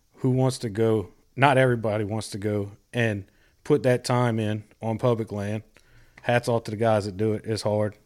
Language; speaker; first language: English; native; English